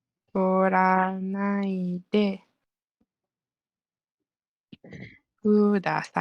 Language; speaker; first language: Japanese; non-native, learner; Malay